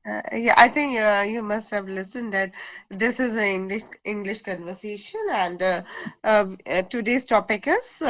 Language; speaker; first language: English; non-native, fluent; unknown